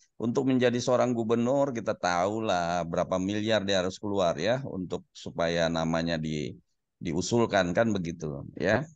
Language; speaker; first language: Indonesian; native; Indonesian